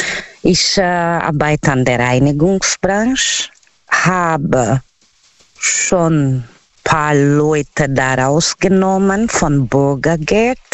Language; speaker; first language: German; non-native, learner; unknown